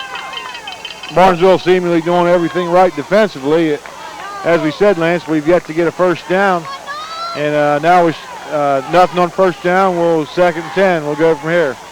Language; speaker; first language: English; native; English